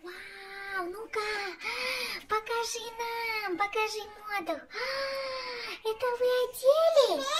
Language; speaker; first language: Russian; non-native, local second language; Kazakh